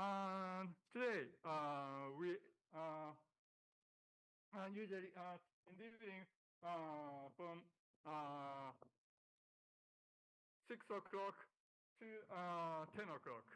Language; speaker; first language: English; non-native, learner; Japanese